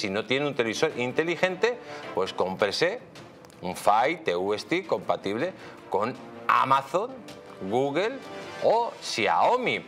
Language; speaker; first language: Spanish; native; Spanish